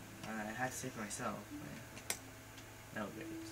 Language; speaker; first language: English; native; English